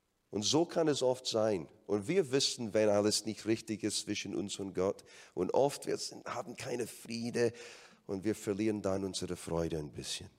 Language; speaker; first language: German; non-native, fluent; English